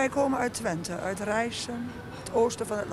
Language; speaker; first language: Dutch; native; Dutch